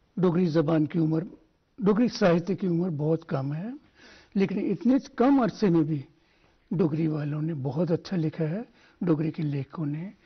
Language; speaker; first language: Hindi; non-native, local second language; Dogri